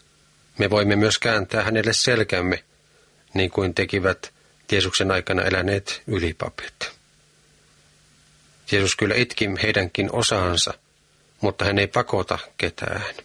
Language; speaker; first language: Finnish; native; Finnish